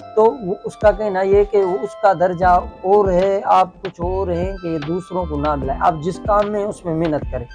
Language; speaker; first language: Urdu; non-native, local second language; Sindhi